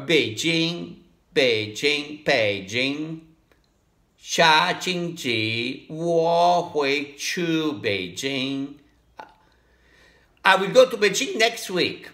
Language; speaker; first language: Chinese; non-native, learner; Italian